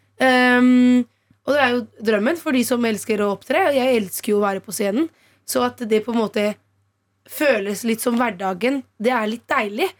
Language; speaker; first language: Norwegian; non-native, fluent; Italian